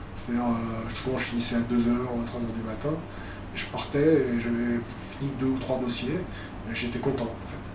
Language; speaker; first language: French; native; French